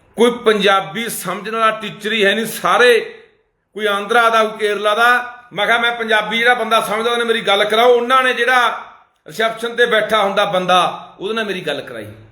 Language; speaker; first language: Punjabi; native; Punjabi